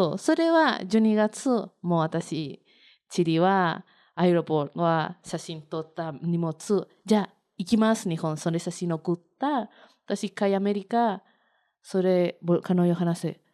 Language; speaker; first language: Japanese; non-native, learner; Spanish